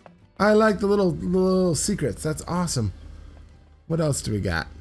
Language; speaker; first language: English; native; English